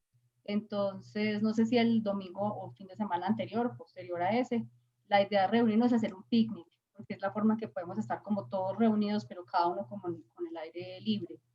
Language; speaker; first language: Spanish; native; Spanish